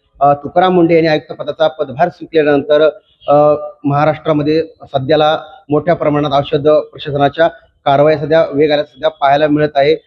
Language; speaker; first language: Marathi; native; Marathi